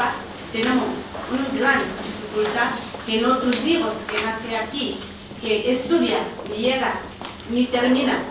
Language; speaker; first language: Spanish; non-native, learner; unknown